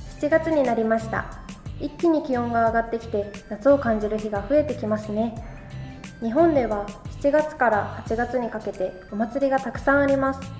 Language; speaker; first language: Japanese; native; Japanese